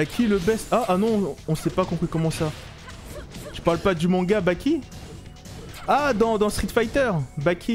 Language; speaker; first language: French; native; French